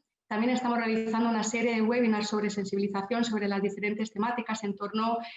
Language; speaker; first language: Spanish; native; Spanish